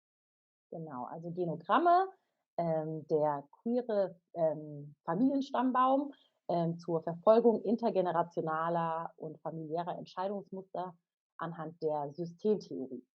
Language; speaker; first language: German; native; German